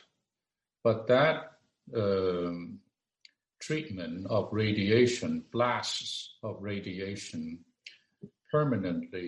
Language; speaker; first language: English; non-native, local second language; Cantonese